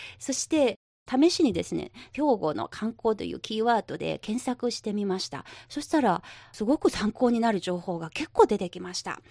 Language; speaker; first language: Japanese; non-native, local second language; Chinese